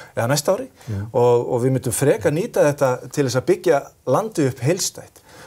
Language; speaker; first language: Icelandic; native; Icelandic